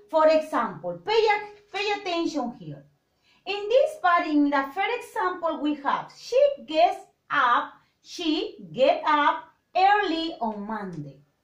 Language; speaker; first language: English; non-native, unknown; Spanish